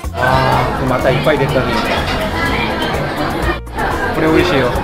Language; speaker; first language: Japanese; non-native, fluent; Korean